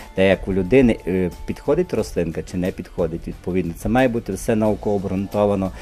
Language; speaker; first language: Ukrainian; native; Ukrainian